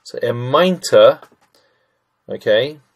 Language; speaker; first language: German; non-native, fluent; English